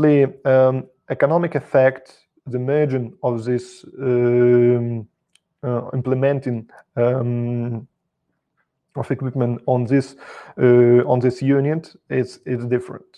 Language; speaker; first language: English; non-native, fluent; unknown